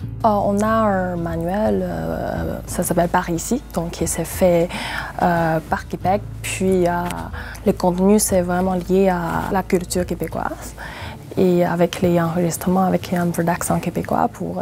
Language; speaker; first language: French; non-native, fluent; Chinese